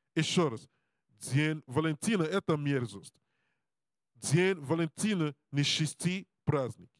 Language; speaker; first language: Russian; non-native, learner; English